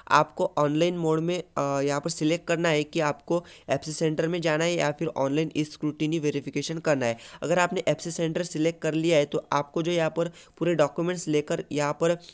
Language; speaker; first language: Hindi; non-native, local second language; Marathi